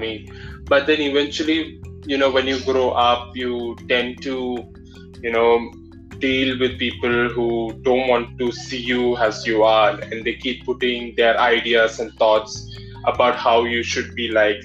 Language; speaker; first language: English; non-native, local second language; Malayalam